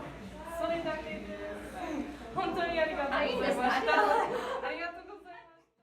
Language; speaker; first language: Japanese; non-native, learner; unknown